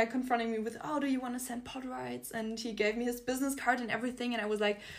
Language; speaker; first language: English; non-native, fluent; German